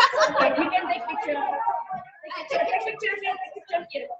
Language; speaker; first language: English; non-native, learner; Indonesian